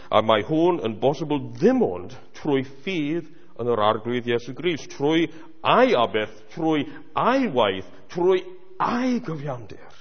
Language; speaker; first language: Welsh; non-native, fluent; English